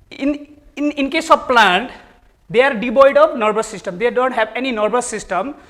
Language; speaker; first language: English; non-native, local second language; Nepali